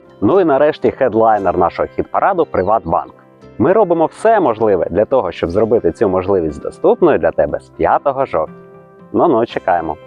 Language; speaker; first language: Ukrainian; native; Ukrainian